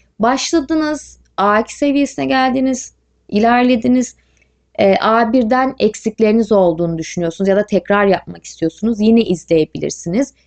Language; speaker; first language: Turkish; native; Turkish